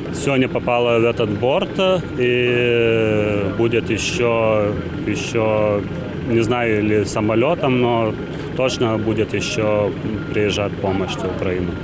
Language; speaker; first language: Russian; non-native, fluent; Lithuanian